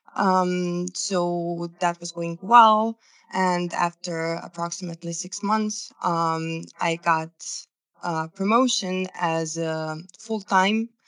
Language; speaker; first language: English; non-native, fluent; Serbian